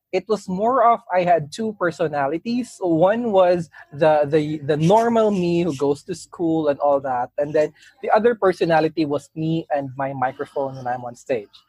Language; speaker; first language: English; non-native, local second language; Cebuano